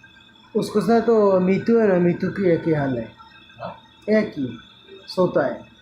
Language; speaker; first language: Hindi; non-native, learner; Bangla